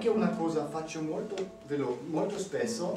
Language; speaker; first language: Italian; non-native, learner; German